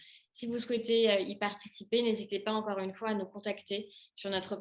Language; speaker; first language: French; native; French